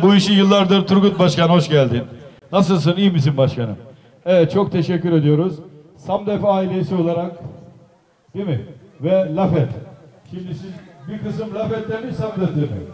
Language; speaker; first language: Turkish; native; Turkish